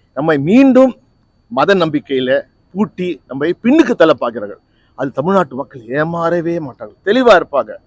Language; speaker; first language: Tamil; native; Tamil